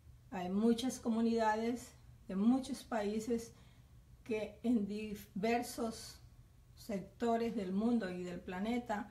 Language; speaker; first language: Spanish; native; Spanish